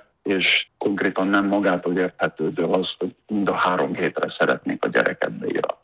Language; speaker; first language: Hungarian; native; Hungarian